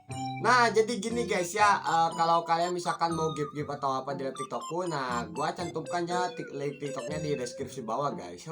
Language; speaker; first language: Indonesian; native; Indonesian